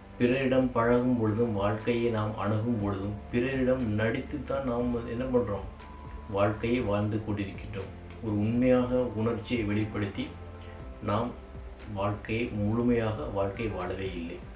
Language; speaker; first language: Tamil; native; Tamil